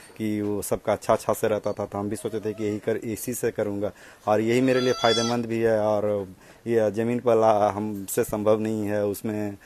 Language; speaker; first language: Hindi; native; Hindi